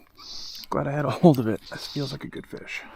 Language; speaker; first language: English; native; English